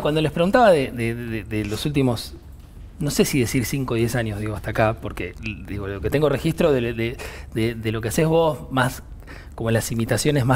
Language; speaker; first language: Spanish; native; Spanish